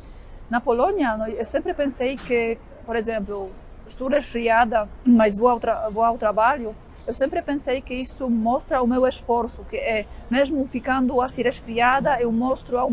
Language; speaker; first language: Portuguese; non-native, fluent; Polish